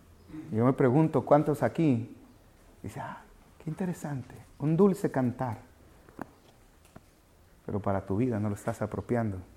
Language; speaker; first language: Spanish; native; Spanish